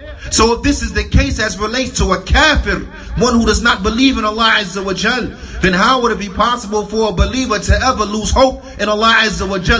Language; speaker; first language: English; native; English